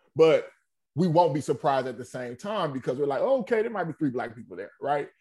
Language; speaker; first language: English; native; English